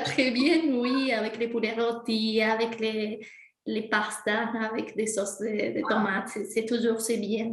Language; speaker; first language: French; non-native, fluent; Spanish